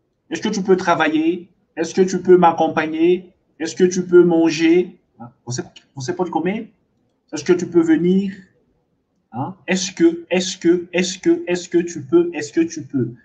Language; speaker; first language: French; non-native, fluent; Portuguese